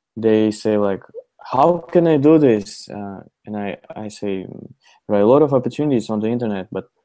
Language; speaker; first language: English; non-native, fluent; Russian